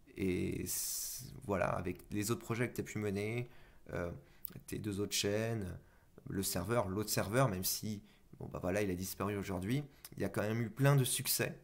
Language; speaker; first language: French; native; French